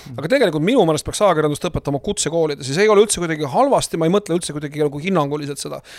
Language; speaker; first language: Estonian; native; Estonian